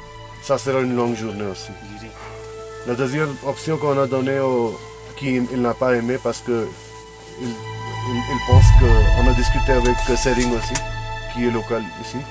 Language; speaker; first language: French; non-native, fluent; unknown